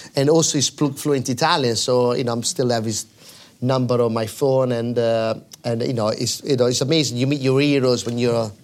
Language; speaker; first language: English; non-native, fluent; Italian